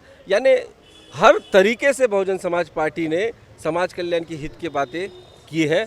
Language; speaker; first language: Hindi; non-native, local second language; Marathi